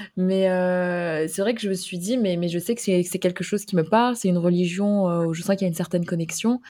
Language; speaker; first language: French; non-native, fluent; Arabic